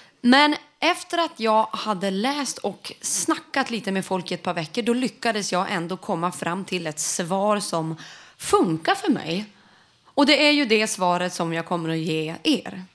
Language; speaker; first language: Swedish; native; Swedish